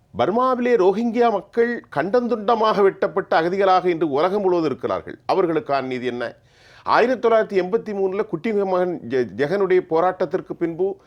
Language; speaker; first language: Tamil; native; Tamil